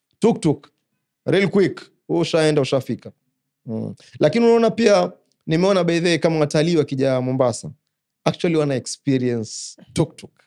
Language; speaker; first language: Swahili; native; Swahili